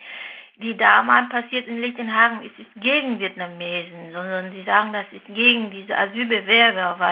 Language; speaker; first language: German; non-native, fluent; Vietnamese